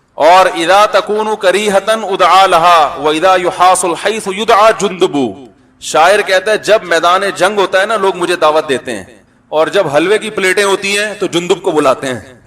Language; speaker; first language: Urdu; native; Urdu